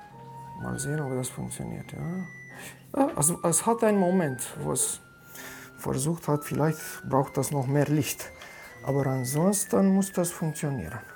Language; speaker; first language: German; non-native, fluent; Romanian